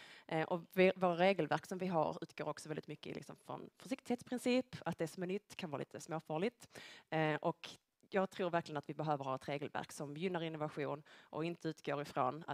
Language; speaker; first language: Swedish; native; Swedish